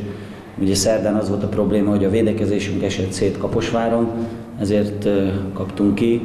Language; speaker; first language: Hungarian; native; Hungarian